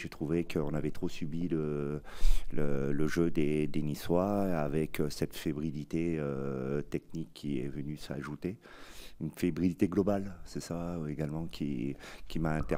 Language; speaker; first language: French; native; French